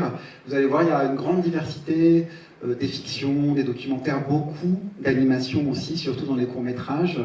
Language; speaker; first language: French; native; French